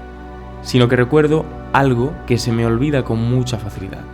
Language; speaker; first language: Spanish; native; Spanish